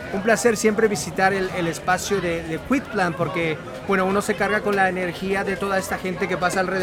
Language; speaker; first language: Spanish; native; Spanish